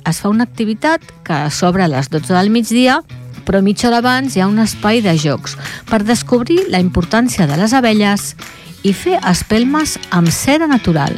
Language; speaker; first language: Catalan; native; Catalan